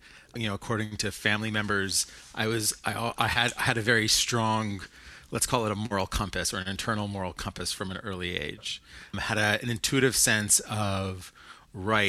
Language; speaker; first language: English; native; English